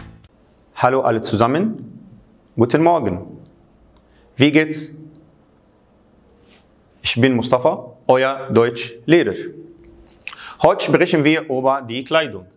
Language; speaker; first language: German; non-native, fluent; Arabic